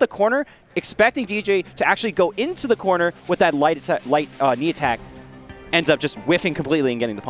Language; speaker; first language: English; native; English